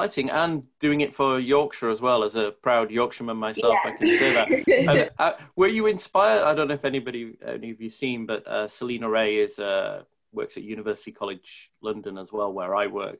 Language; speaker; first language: English; native; English